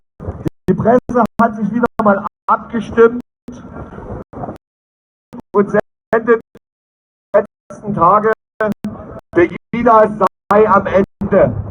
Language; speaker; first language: German; native; German